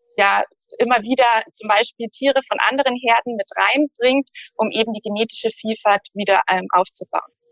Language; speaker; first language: German; native; German